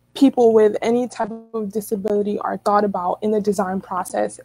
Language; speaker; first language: English; native; English